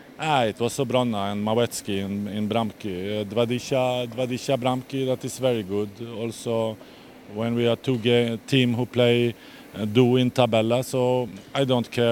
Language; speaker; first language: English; non-native, learner; Swedish